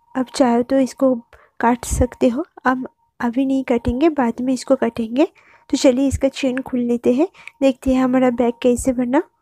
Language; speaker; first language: Hindi; non-native, local second language; Bangla